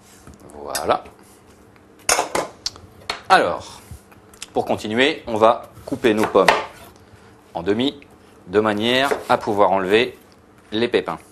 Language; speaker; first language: French; native; French